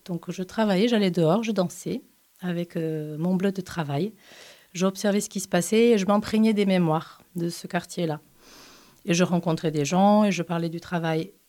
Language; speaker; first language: French; non-native, fluent; Portuguese